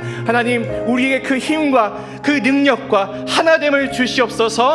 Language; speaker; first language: Korean; native; Korean